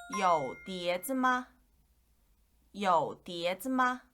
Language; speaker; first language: Chinese; non-native, fluent; Korean